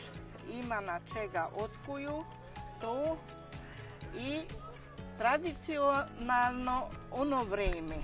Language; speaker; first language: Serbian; non-native, local second language; Hungarian